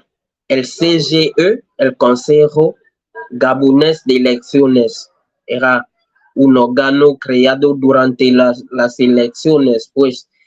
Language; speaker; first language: Spanish; non-native, learner; French